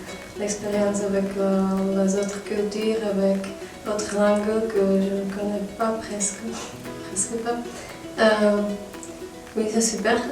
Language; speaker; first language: French; non-native, fluent; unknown